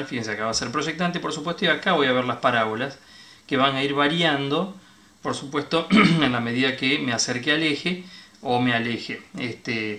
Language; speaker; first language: Spanish; native; Spanish